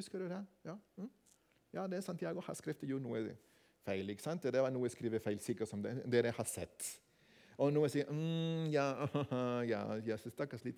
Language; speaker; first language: Norwegian; non-native, fluent; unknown